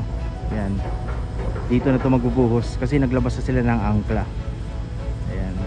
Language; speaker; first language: Filipino; native; Filipino